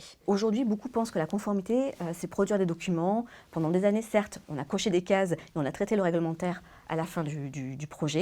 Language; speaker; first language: French; native; French